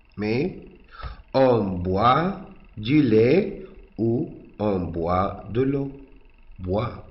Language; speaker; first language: French; non-native, fluent; Arabic